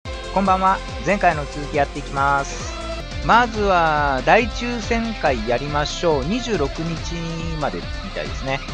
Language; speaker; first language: Japanese; native; Japanese